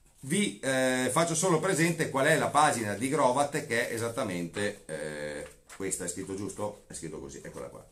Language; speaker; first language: Italian; native; Italian